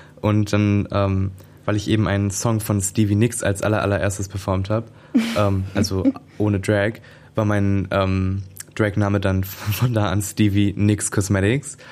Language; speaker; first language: German; native; German